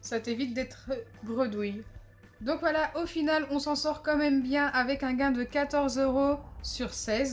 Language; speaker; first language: French; native; French